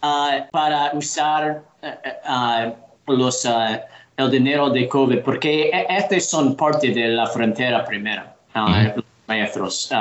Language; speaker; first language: Spanish; non-native, learner; English